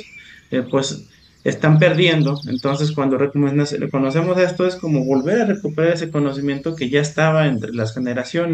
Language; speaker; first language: Spanish; native; Spanish